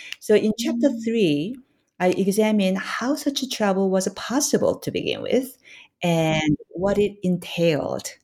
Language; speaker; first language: English; non-native, fluent; Korean